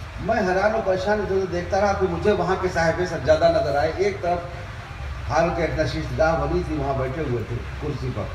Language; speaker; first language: Urdu; native; Urdu